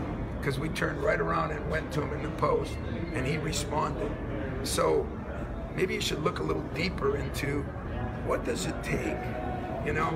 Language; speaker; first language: English; native; English